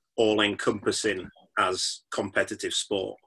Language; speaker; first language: English; native; English